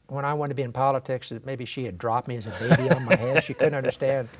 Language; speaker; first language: English; native; English